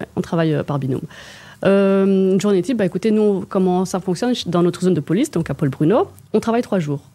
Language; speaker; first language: French; native; French